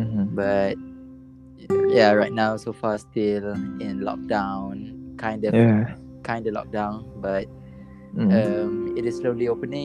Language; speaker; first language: English; non-native, local second language; Malay